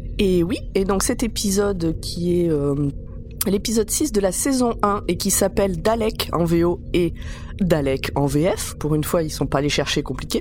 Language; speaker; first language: French; native; French